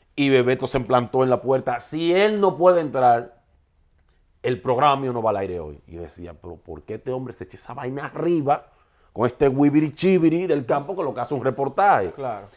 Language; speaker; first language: Spanish; native; Spanish